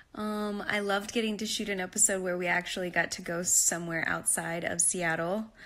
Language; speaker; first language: English; native; English